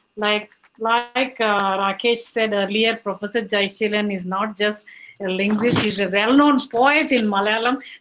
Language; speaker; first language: English; non-native, local second language; Tamil